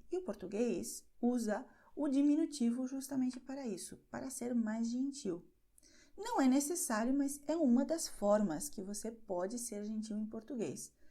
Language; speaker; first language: Portuguese; non-native, fluent; Spanish